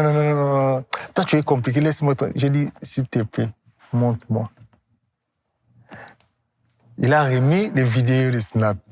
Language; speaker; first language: French; non-native, local second language; Lingala